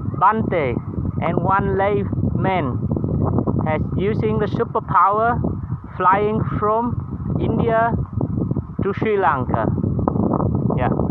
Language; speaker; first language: English; non-native, learner; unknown